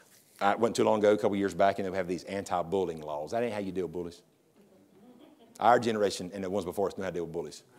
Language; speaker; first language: English; native; English